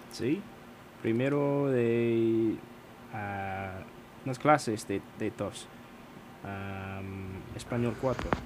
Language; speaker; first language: Spanish; non-native, learner; English